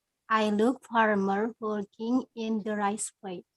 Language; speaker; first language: English; non-native, learner; Indonesian